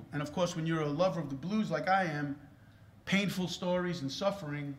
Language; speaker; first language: English; native; English